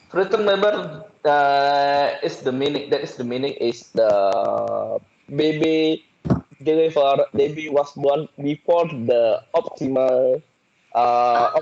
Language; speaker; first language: English; non-native, learner; Indonesian